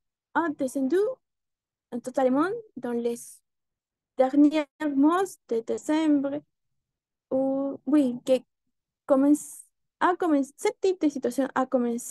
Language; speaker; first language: French; non-native, learner; Spanish